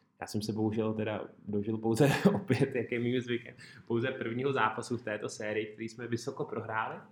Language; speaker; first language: Czech; native; Czech